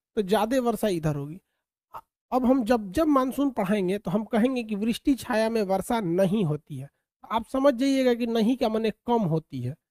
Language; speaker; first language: Hindi; native; Hindi